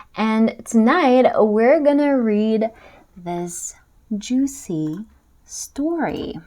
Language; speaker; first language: English; non-native, fluent; Russian